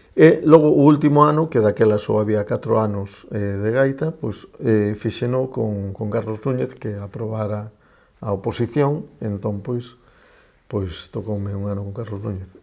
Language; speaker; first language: Galician; non-native, local second language; Spanish